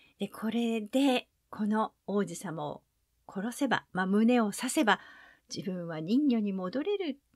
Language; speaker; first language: Japanese; native; Japanese